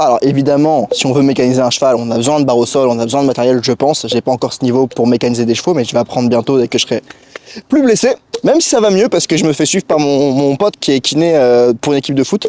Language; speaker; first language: French; native; French